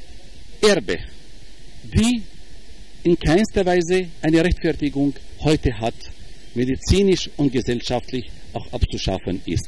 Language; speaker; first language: German; non-native, fluent; Arabic